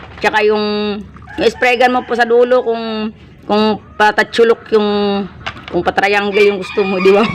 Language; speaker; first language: Filipino; non-native, local second language; Hiligaynon